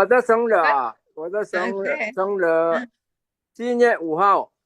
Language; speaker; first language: Chinese; non-native, learner; Indonesian